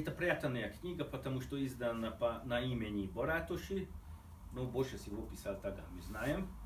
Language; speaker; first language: Russian; non-native, fluent; Hungarian